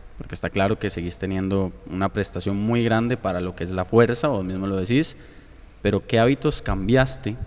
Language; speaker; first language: Spanish; native; Spanish